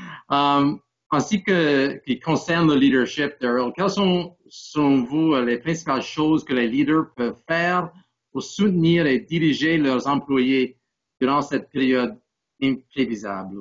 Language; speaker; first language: French; non-native, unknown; English